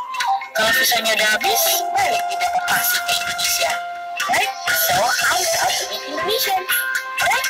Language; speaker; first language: Indonesian; native; Indonesian